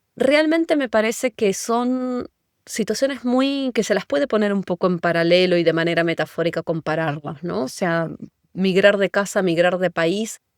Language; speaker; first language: Spanish; native; Spanish